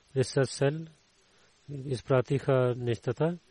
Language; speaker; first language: Bulgarian; non-native, learner; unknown